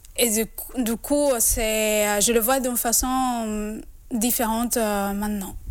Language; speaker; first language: French; non-native, fluent; Spanish